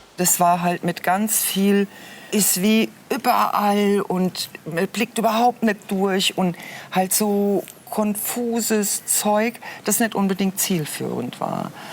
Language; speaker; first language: German; native; German